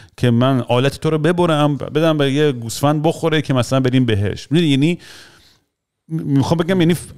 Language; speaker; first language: Persian; early bilingual, heritage; Persian